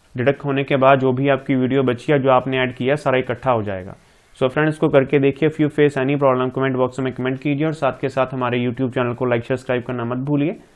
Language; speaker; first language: Hindi; non-native, local second language; Punjabi